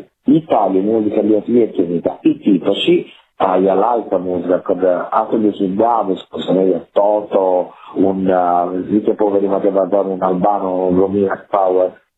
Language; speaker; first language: Latvian; non-native, fluent; Italian